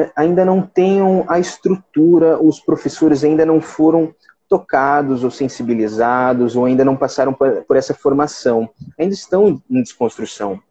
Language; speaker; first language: Portuguese; native; Portuguese